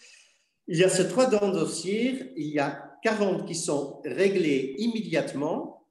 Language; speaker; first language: French; non-native, fluent; Dutch